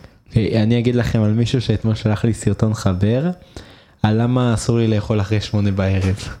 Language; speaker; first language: Hebrew; native; Hebrew